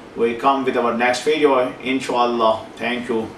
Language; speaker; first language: English; non-native, local second language; Urdu